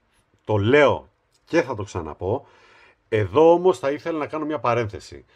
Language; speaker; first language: Greek; native; Greek